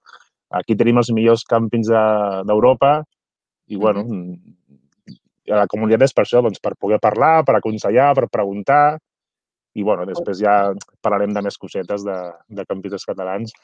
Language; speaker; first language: Catalan; native; Catalan